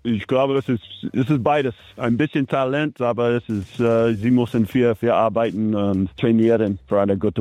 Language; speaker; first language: German; non-native, learner; English